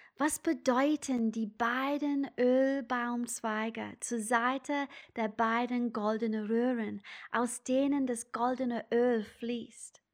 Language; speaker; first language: German; non-native, fluent; English